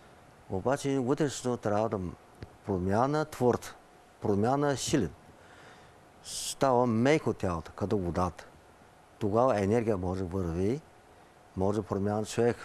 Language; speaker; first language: Bulgarian; non-native, learner; Chinese